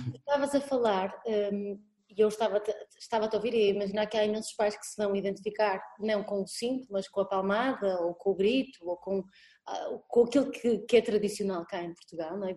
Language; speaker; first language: Portuguese; native; Portuguese